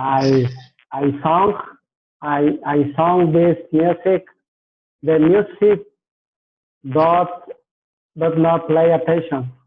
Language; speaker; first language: English; non-native, learner; Spanish